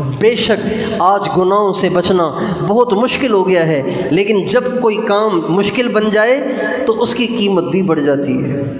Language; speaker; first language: Urdu; non-native, local second language; Sindhi